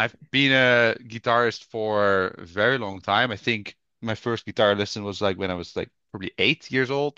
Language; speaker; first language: English; non-native, fluent; Dutch